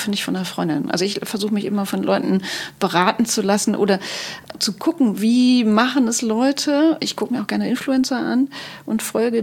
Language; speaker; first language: German; native; German